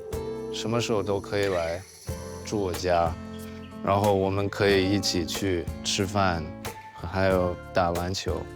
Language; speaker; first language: Chinese; non-native, learner; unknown